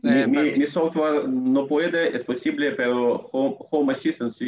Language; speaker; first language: Spanish; non-native, fluent; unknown